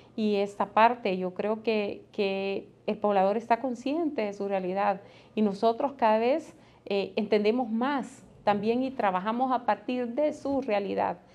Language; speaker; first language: Spanish; native; Spanish